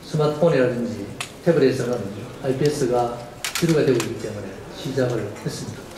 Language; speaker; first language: Korean; native; Korean